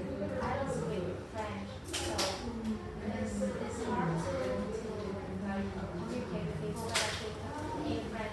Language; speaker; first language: English; non-native, learner; Vietnamese